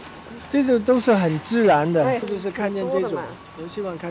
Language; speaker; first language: Chinese; native; Chinese